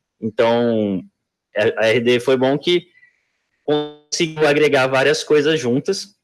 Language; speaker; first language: Portuguese; native; Portuguese